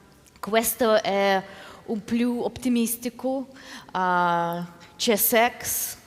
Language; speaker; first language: Italian; non-native, learner; Belarusian